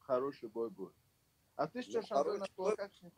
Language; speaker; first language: Russian; non-native, local second language; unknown